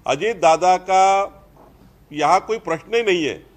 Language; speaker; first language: Hindi; non-native, local second language; Marathi